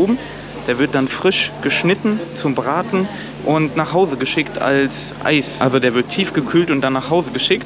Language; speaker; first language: German; native; German